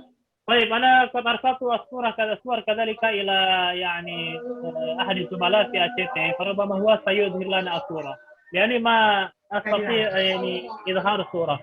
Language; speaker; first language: Arabic; non-native, fluent; Indonesian